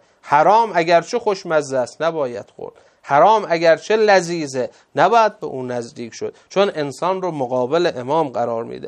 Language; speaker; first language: Persian; native; Persian